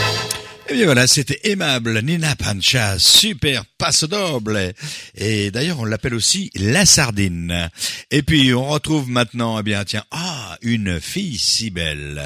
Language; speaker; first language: French; native; French